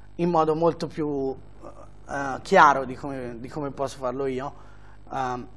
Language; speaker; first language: Italian; native; Italian